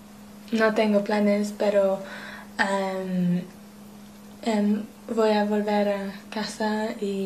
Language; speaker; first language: Spanish; non-native, learner; English